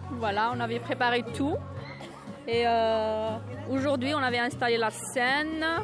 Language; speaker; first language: French; non-native, local second language; Kabyle